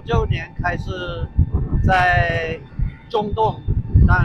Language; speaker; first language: Chinese; non-native, fluent; English